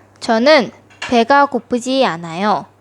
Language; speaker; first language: Korean; non-native, fluent; Thai